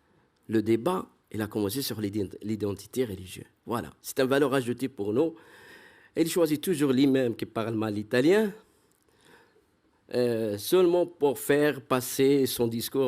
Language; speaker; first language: French; non-native, fluent; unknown